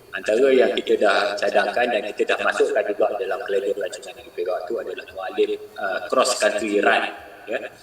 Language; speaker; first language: Malay; native; Malay